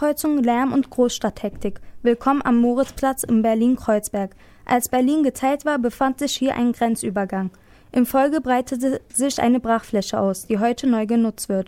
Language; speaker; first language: German; native; German